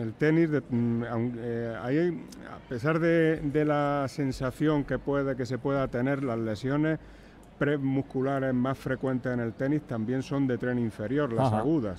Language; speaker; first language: Spanish; native; Spanish